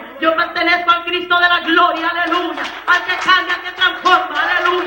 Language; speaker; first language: Spanish; native; Spanish